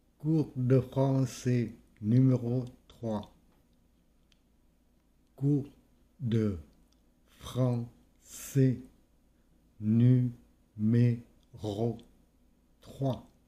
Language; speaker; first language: French; non-native, fluent; Vietnamese